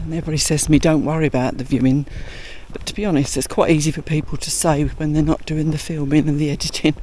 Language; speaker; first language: English; native; English